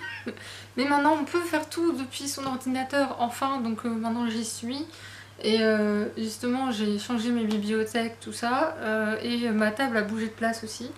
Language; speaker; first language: French; native; French